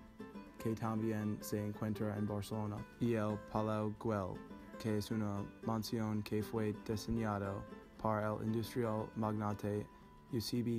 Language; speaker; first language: Spanish; non-native, learner; English